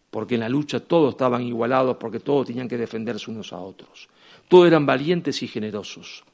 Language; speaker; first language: Spanish; native; Spanish